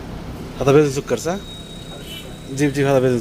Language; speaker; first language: Arabic; non-native, learner; Bangla